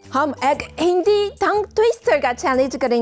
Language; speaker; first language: Hindi; non-native, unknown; Chinese